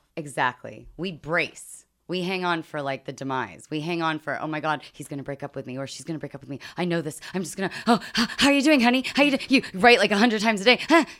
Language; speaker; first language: English; native; English